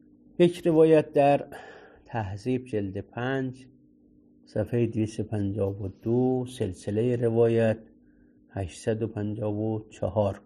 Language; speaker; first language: Persian; native; Persian